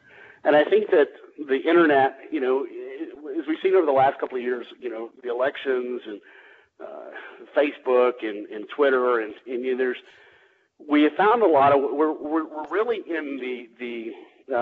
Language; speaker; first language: English; native; English